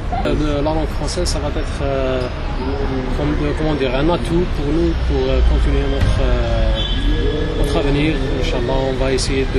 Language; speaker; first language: French; non-native, local second language; Arabic